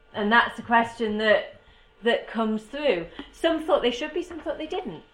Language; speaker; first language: English; native; English